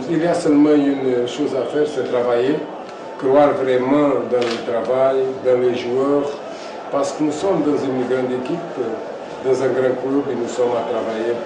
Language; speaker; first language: French; non-native, fluent; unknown